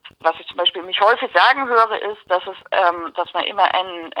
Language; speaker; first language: German; native; German